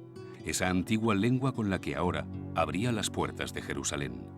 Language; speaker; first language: Spanish; native; Spanish